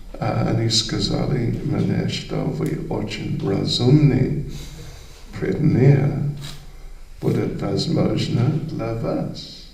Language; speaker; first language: Russian; non-native, learner; English